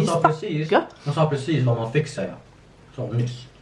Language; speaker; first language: Swedish; early bilingual, other home language; Thai